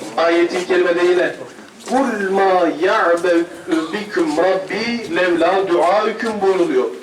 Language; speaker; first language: Turkish; native; Turkish